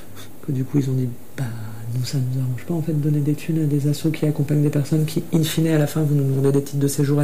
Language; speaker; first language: French; native; French